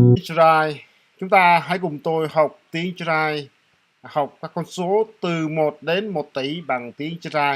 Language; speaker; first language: Vietnamese; non-native, local second language; Jarai